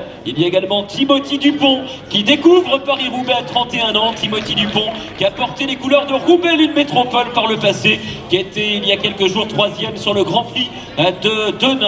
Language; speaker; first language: French; native; French